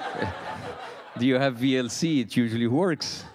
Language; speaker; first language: English; non-native, fluent; Arabic